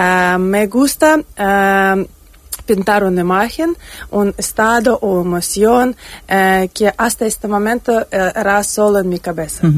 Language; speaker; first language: Spanish; non-native, learner; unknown